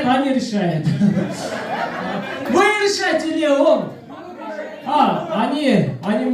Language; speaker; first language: Russian; non-native, learner; Kyrgyz